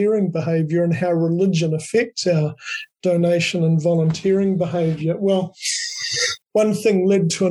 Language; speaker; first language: English; native; English